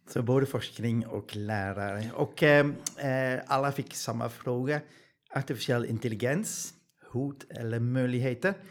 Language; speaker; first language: Swedish; non-native, fluent; Dutch